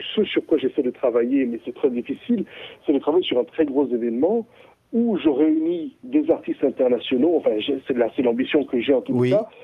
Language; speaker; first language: French; non-native, local second language; Sango